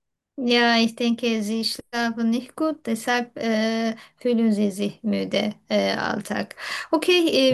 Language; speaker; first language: German; non-native, learner; Turkish